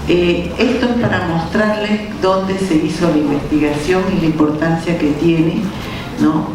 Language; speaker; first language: Spanish; native; Spanish